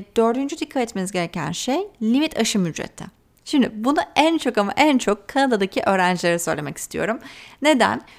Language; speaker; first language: Turkish; native; Turkish